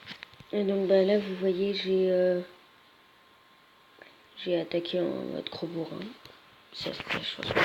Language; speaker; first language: French; native; French